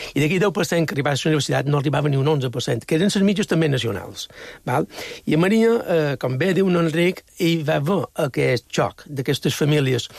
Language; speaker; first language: Catalan; native; Catalan